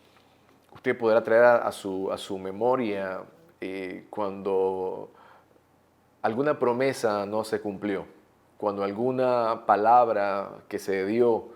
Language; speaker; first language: Spanish; native; Spanish